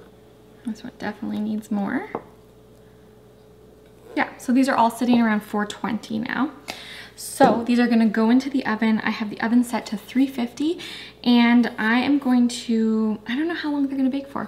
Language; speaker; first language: English; native; English